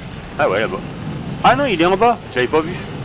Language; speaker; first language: French; native; French